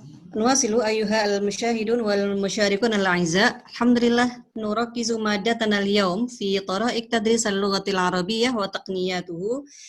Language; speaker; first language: Arabic; non-native, fluent; Indonesian